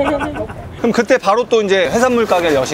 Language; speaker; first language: Korean; native; Korean